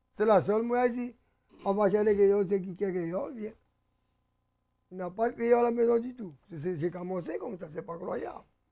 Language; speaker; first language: French; early bilingual, heritage; French